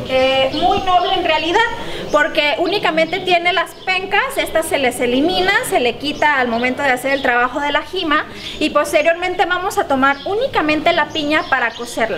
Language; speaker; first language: Spanish; native; Spanish